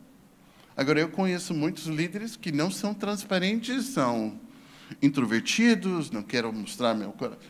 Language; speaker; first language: Portuguese; non-native, fluent; English